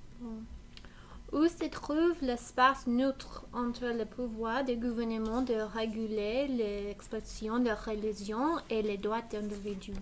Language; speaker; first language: French; non-native, learner; English